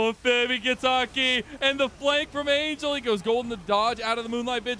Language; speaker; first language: English; native; English